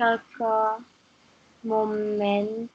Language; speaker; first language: French; non-native, learner; English